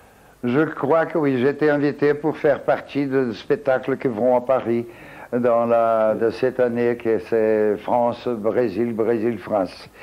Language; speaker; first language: French; non-native, fluent; Portuguese